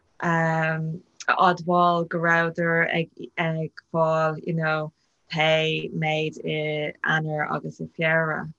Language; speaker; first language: Irish; non-native, local second language; English